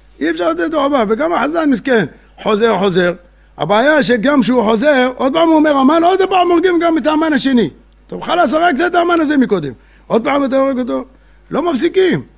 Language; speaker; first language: Hebrew; native; Hebrew